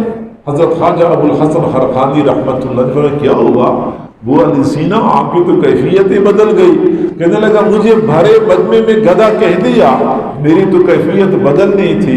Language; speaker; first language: Urdu; native; Urdu